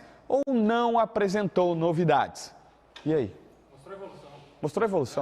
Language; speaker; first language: Portuguese; native; Portuguese